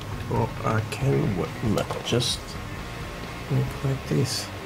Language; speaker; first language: English; non-native, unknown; Portuguese